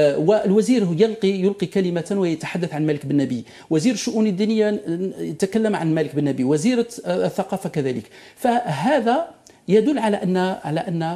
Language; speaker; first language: Arabic; native; Arabic